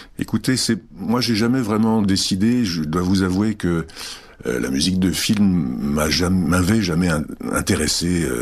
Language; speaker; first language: French; early bilingual, other home language; Czech